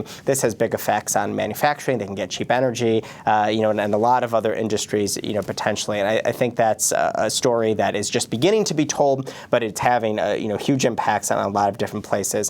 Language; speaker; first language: English; native; English